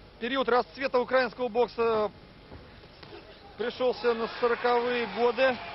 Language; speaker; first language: Russian; native; Russian